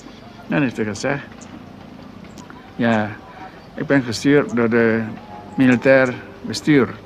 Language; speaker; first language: Dutch; non-native, local second language; Minangkabau